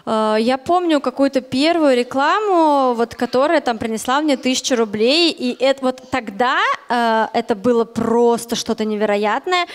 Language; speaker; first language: Russian; native; Russian